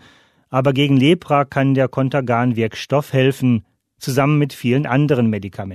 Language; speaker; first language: German; native; German